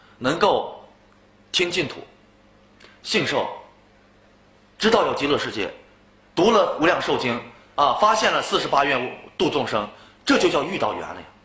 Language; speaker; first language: Chinese; native; Chinese